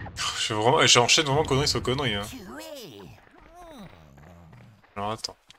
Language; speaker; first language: French; native; French